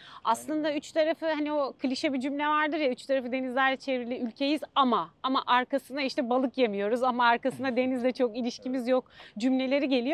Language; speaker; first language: Turkish; native; Turkish